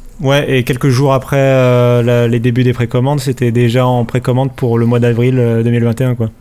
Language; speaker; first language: French; native; French